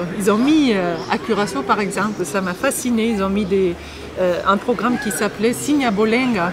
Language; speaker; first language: French; non-native, fluent; German